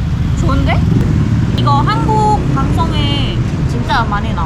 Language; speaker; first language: Korean; non-native, fluent; Thai